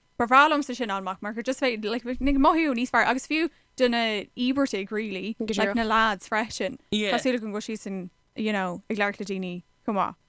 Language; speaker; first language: Irish; non-native, local second language; English